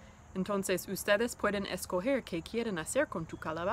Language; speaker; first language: Spanish; non-native, learner; English